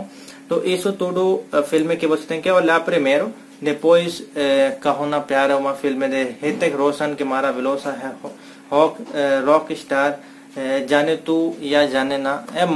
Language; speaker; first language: Portuguese; non-native, learner; Hindi